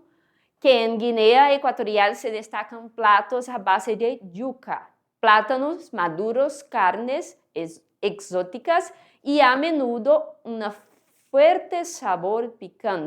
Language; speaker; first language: Spanish; non-native, fluent; Portuguese